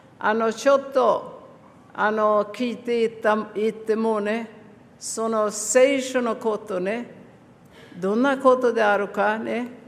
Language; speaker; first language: Japanese; non-native, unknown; Swedish